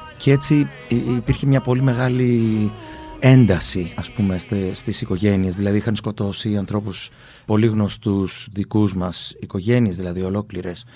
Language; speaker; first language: Greek; early bilingual, other home language; English